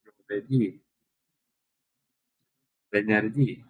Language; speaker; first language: Italian; non-native, learner; English